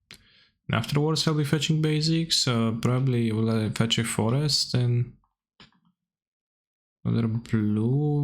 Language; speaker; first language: English; non-native, fluent; Polish